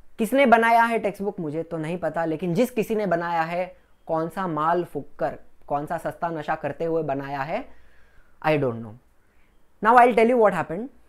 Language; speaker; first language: Hindi; non-native, local second language; Gujarati